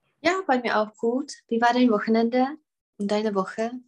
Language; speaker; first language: German; non-native, fluent; Czech